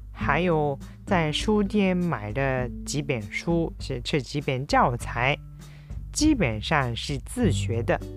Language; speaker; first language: Chinese; non-native, fluent; Japanese